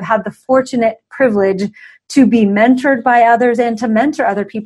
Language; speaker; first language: English; native; English